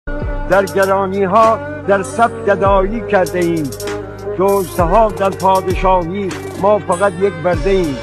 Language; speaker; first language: Persian; native; Persian